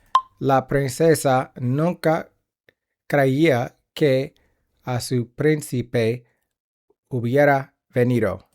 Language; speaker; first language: Spanish; non-native, learner; English